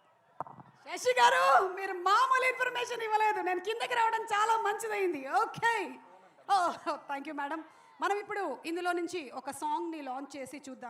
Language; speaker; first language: Telugu; native; Telugu